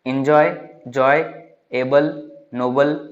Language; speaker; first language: English; non-native, local second language; Marathi